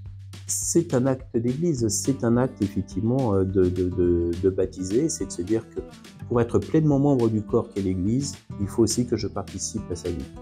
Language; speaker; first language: French; native; French